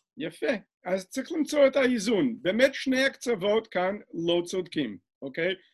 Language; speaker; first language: Hebrew; non-native, fluent; English